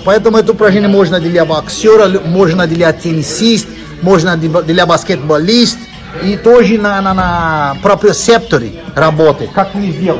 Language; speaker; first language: Russian; non-native, fluent; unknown